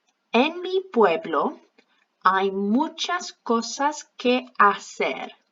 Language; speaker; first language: Spanish; non-native, fluent; English